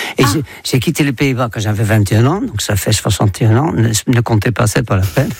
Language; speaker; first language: French; non-native, fluent; Dutch